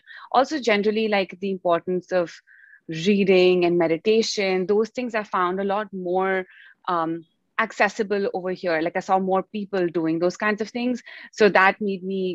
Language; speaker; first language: English; non-native, local second language; Hindi